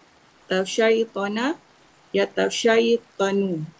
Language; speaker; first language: Arabic; non-native, learner; Malay